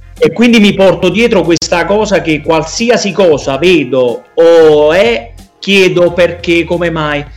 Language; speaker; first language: Italian; native; Italian